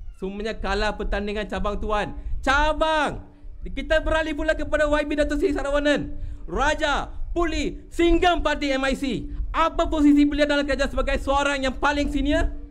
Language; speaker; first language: Malay; non-native, local second language; Tamil